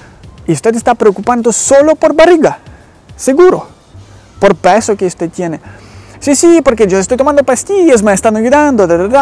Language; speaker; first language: Spanish; non-native, learner; Ukrainian